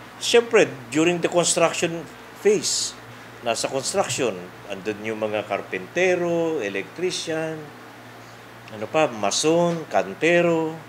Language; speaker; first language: Filipino; non-native, local second language; Bikol